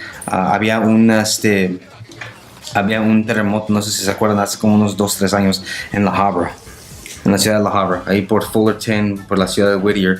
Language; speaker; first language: Spanish; non-native, local second language; English